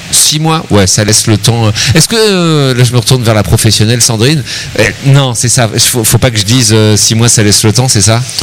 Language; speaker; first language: French; native; French